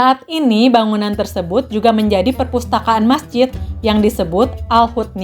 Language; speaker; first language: Indonesian; native; Indonesian